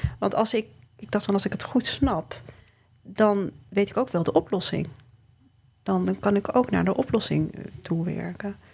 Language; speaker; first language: Dutch; early bilingual, other home language; Riffian